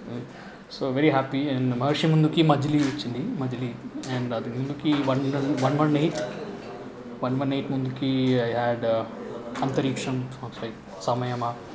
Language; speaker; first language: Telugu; non-native, learner; Malayalam